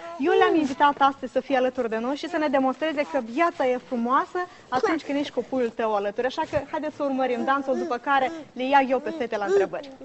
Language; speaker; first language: Romanian; native; Romanian